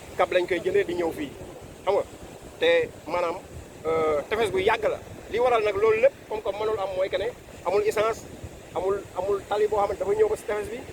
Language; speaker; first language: Wolof; native; Wolof